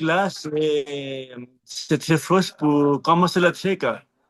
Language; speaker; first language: French; non-native, fluent; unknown